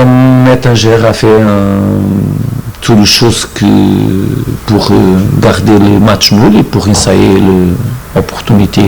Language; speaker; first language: French; non-native, fluent; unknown